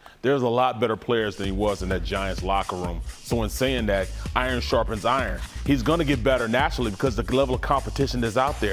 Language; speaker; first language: English; native; English